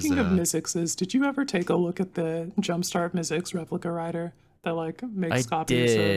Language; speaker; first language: English; native; English